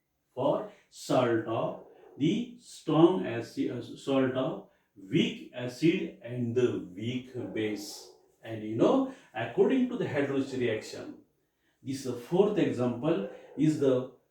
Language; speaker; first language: English; non-native, local second language; Marathi